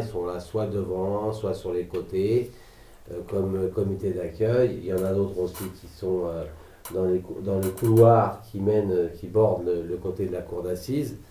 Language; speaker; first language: French; native; French